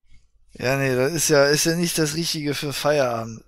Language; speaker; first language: German; native; German